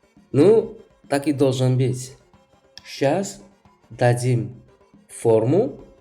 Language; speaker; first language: Russian; non-native, fluent; Georgian